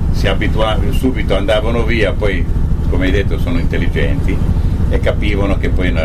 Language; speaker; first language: Italian; native; Italian